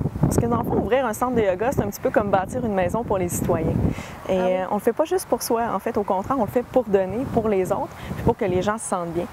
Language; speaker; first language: French; native; French